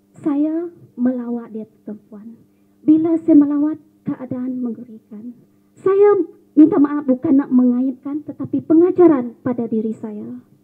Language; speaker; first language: Malay; non-native, local second language; Iban